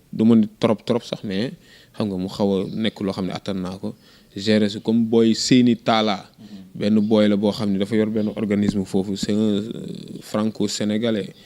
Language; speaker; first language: Wolof; native; Wolof